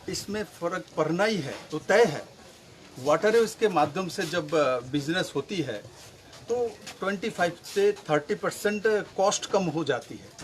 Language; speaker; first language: Hindi; non-native, local second language; Bangla